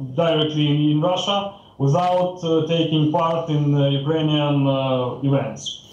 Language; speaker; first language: English; non-native, fluent; Ukrainian